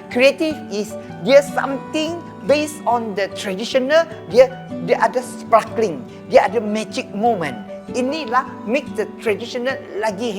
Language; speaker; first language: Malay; non-native, local second language; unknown